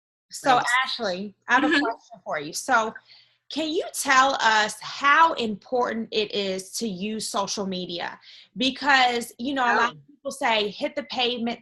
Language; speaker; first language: English; native; English